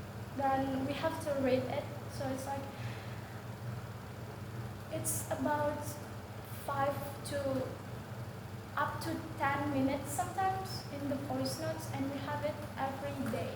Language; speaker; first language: English; non-native, learner; Indonesian